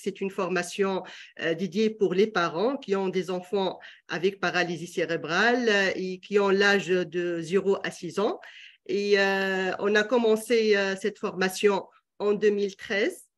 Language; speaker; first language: French; non-native, local second language; Arabic